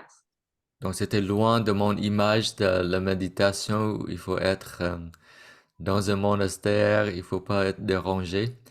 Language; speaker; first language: French; non-native, fluent; Vietnamese